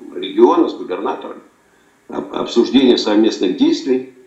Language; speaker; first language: Russian; native; Russian